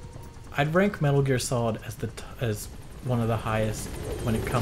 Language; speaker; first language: English; native; English